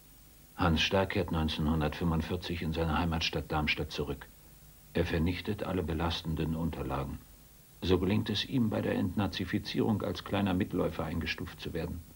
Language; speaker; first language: German; native; German